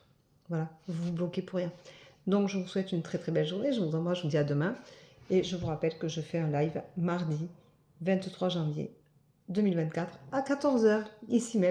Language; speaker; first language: French; native; French